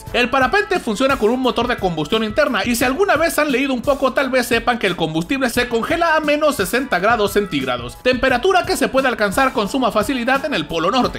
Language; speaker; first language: Spanish; native; Spanish